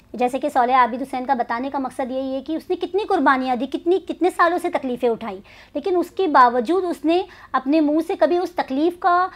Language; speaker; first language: Hindi; non-native, local second language; Urdu